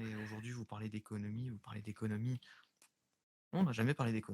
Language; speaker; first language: French; native; French